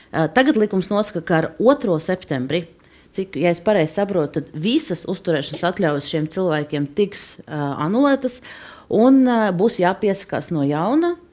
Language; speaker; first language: Latvian; native; Latvian